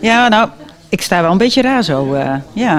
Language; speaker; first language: Dutch; native; Dutch